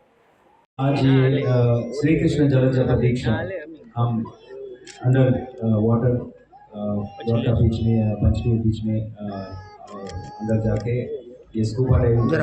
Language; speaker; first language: Hindi; non-native, local second language; Telugu